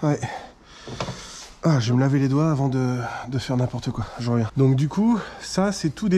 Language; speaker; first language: French; native; French